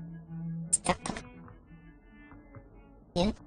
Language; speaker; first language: Japanese; non-native, learner; English